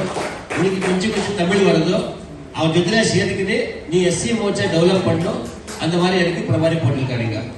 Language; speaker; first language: Tamil; non-native, learner; Kannada